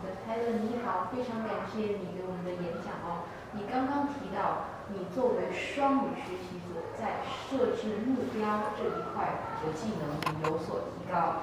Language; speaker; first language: Chinese; native; Chinese